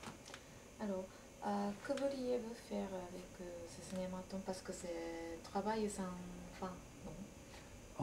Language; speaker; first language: French; non-native, learner; Japanese